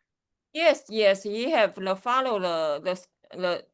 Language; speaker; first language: English; non-native, learner; Chinese